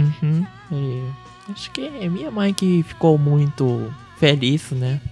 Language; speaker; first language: Portuguese; early bilingual, heritage; Japanese